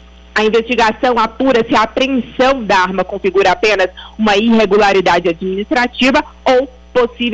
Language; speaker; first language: Portuguese; native; Portuguese